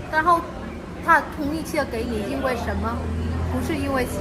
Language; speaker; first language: Chinese; non-native, learner; Vietnamese